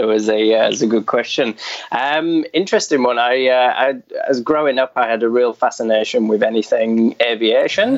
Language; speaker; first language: English; native; English